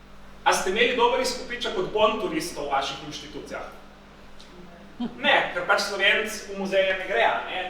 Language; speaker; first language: Slovenian; native; Slovenian